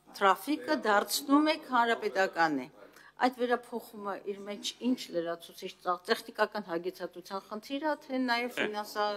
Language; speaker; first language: Armenian; native; Armenian